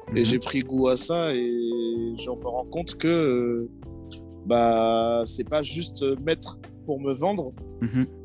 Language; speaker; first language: French; native; French